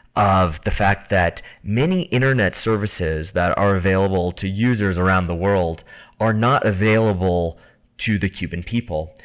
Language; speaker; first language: English; native; English